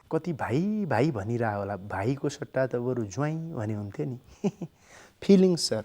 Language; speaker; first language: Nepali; native; Nepali